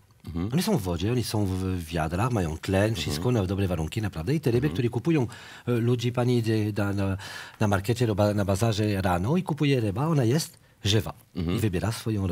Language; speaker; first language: Polish; non-native, fluent; French